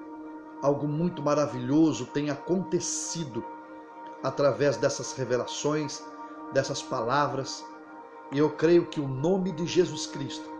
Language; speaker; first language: Portuguese; native; Portuguese